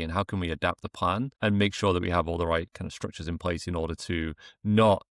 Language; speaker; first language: English; native; English